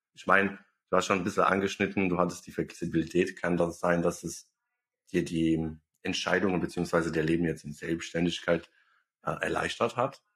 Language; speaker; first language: German; non-native, fluent; Bosnian